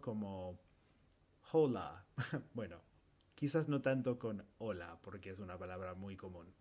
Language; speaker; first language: Spanish; non-native, fluent; English